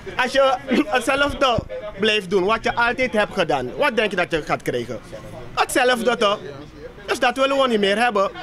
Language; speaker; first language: Dutch; native; Dutch